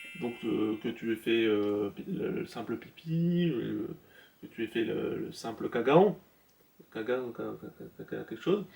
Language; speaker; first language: French; native; French